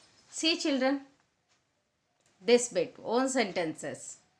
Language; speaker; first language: English; non-native, local second language; Telugu